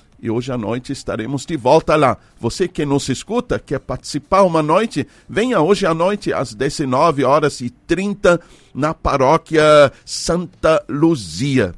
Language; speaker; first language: Portuguese; non-native, fluent; German